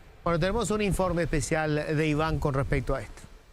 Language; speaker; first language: Spanish; native; Spanish